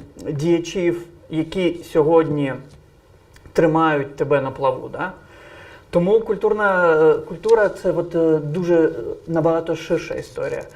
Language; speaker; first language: Ukrainian; non-native, fluent; Crimean Tatar